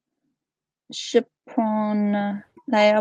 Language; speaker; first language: French; non-native, learner; English